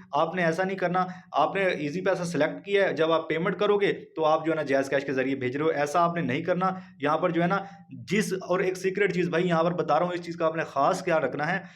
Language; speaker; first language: Urdu; non-native, local second language; Punjabi